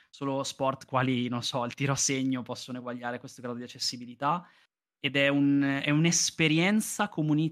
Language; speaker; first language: Italian; native; Italian